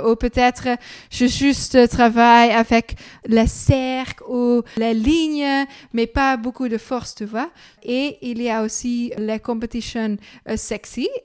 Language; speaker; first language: French; non-native, learner; Dutch